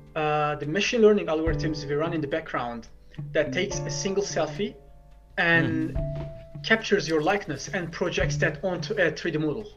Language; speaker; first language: English; non-native, fluent; Turkish